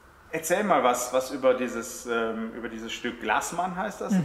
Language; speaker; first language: German; native; German